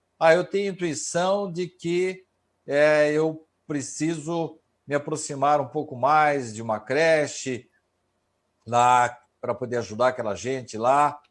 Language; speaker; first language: Portuguese; native; Portuguese